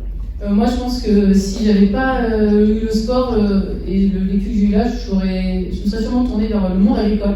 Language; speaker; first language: French; native; French